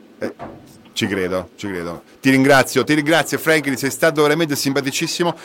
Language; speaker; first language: Italian; native; Italian